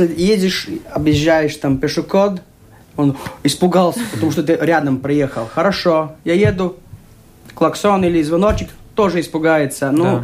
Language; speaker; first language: Russian; non-native, local second language; Latvian